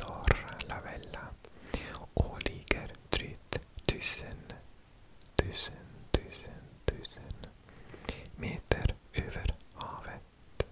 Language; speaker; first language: Swedish; non-native, learner; English